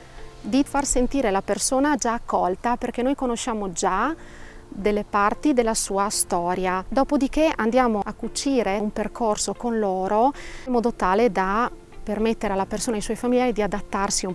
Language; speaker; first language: Italian; native; Italian